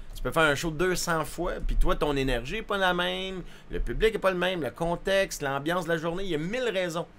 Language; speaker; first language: French; native; French